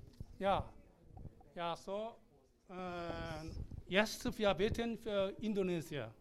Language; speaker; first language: German; non-native, learner; Korean